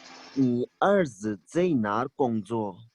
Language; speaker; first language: Chinese; non-native, fluent; Urdu